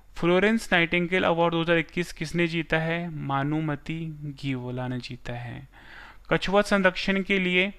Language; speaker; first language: Hindi; non-native, local second language; Gujarati